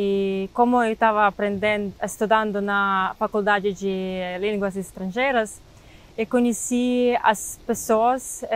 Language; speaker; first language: Portuguese; non-native, fluent; Ukrainian